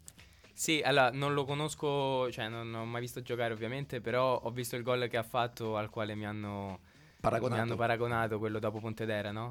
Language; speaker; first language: Italian; native; Italian